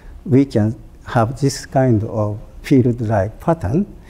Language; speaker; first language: English; non-native, fluent; Japanese